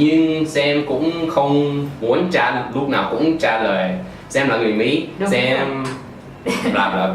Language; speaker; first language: Vietnamese; non-native, fluent; English